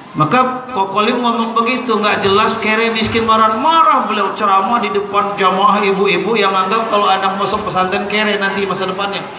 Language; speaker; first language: Indonesian; non-native, local second language; Malay